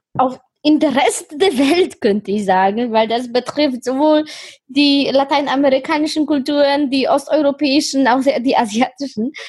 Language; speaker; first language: German; non-native, fluent; Polish